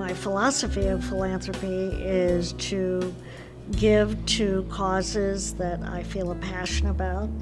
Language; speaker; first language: English; native; English